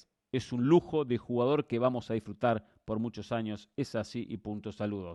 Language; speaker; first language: Spanish; native; Spanish